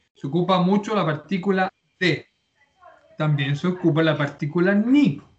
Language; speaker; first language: Spanish; native; Spanish